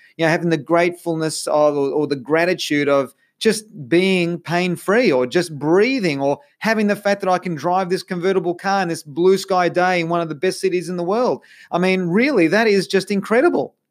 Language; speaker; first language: English; native; English